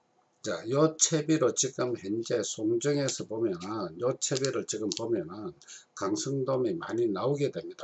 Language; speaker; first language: Korean; native; Korean